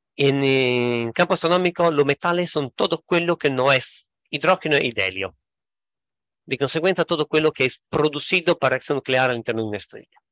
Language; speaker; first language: Spanish; non-native, fluent; Italian